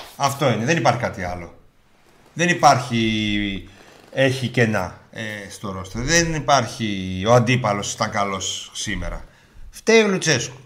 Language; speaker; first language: Greek; early bilingual, heritage; Greek